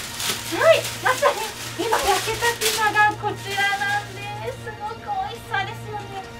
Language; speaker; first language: Japanese; native; Japanese